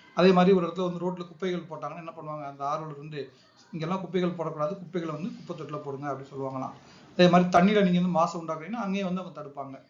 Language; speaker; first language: Tamil; native; Tamil